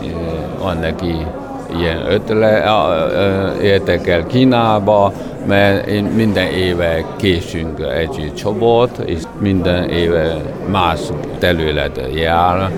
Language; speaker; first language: Hungarian; non-native, learner; Chinese